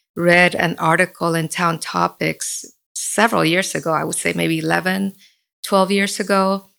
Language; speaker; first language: English; early bilingual, other home language; Spanish